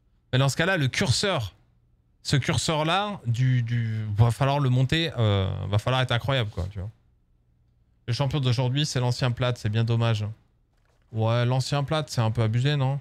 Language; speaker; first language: French; native; French